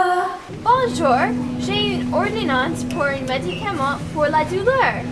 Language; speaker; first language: French; non-native, learner; English